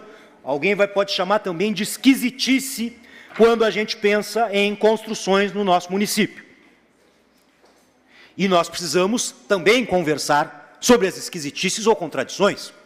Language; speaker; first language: Portuguese; native; Portuguese